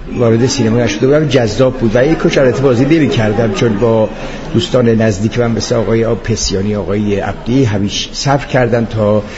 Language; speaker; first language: Persian; native; Persian